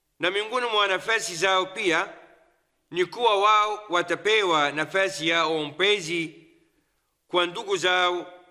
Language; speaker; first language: Swahili; non-native, fluent; Arabic